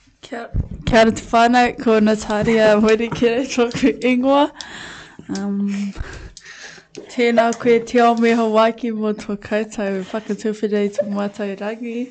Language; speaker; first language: Māori; non-native, local second language; English